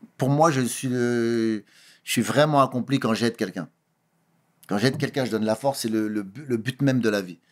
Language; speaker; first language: French; early bilingual, other home language; Kabuverdianu